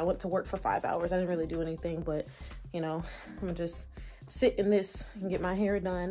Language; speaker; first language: English; native; English